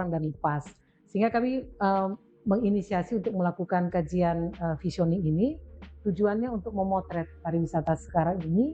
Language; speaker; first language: Indonesian; native; Indonesian